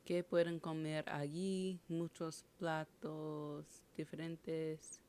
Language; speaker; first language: Spanish; non-native, learner; English